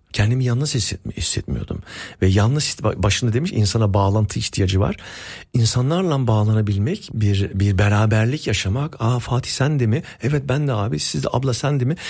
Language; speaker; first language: Turkish; early bilingual, heritage; Turkish